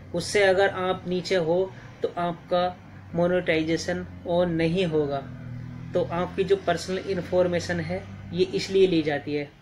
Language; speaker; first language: Hindi; native; Hindi